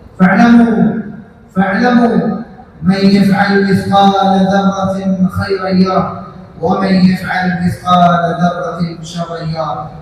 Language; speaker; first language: Arabic; non-native, fluent; Bangla